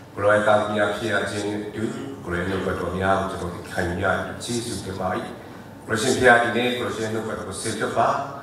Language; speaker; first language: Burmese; non-native, local second language; S'gaw Karen